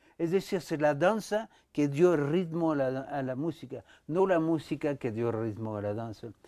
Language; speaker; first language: Spanish; non-native, fluent; French